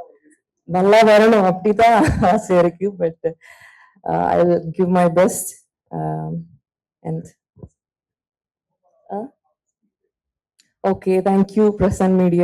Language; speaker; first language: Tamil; non-native, learner; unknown